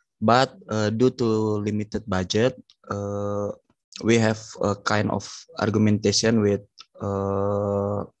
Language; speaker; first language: English; non-native, learner; Indonesian